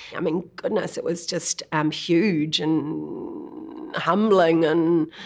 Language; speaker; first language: English; native; English